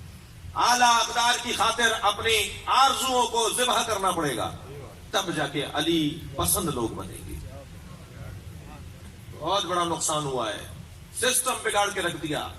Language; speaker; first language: Urdu; native; Urdu